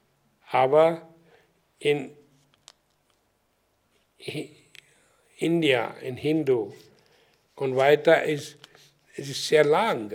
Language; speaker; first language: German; non-native, learner; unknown